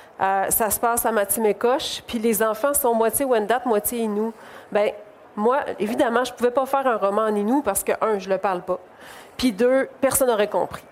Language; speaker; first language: French; native; French